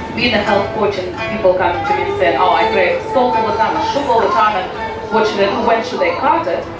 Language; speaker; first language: English; non-native, fluent; Russian